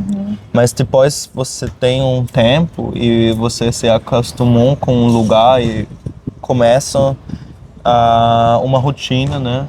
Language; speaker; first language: Portuguese; non-native, fluent; German